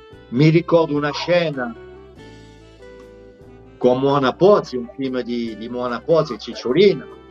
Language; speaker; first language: Italian; non-native, fluent; French